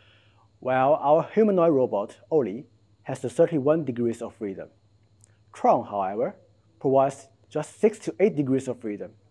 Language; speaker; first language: English; non-native, fluent; Chinese